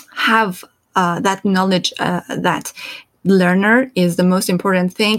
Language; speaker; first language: English; non-native, fluent; Persian